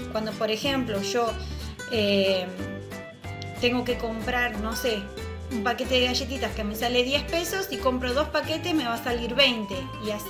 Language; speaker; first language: Spanish; native; Spanish